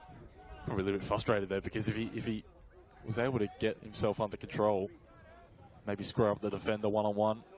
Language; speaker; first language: English; native; English